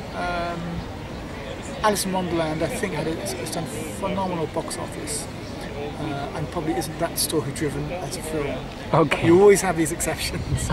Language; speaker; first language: English; native; English